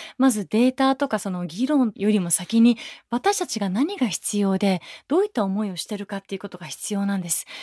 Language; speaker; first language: Japanese; early bilingual, other home language; Persian